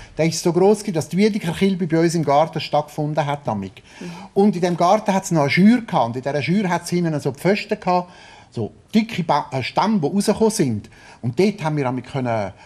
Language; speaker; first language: German; early bilingual, other home language; Italian